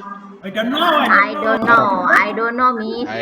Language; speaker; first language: English; non-native, learner; Indonesian